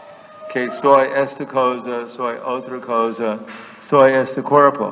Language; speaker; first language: Spanish; non-native, fluent; English